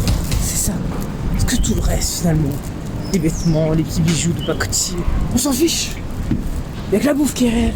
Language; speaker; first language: French; native; French